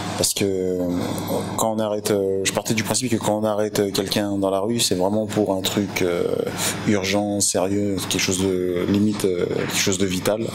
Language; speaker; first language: French; native; French